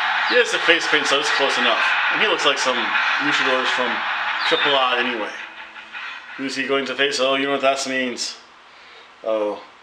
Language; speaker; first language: English; native; English